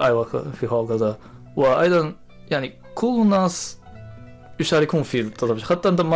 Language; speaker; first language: Arabic; non-native, fluent; Japanese